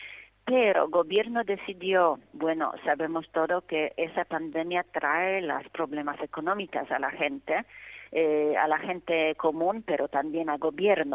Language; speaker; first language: Spanish; non-native, fluent; Polish